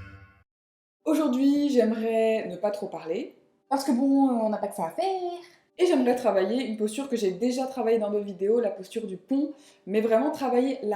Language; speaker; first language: French; native; French